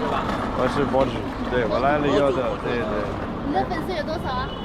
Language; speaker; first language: Chinese; non-native, fluent; English